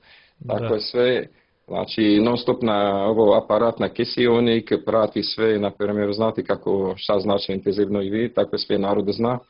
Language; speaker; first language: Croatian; non-native, learner; Arabic